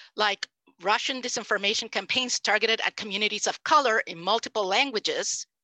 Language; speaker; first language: English; non-native, fluent; Spanish